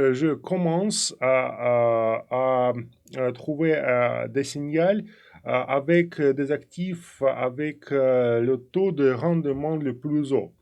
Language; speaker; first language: French; non-native, fluent; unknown